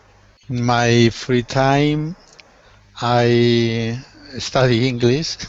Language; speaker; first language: English; non-native, learner; Spanish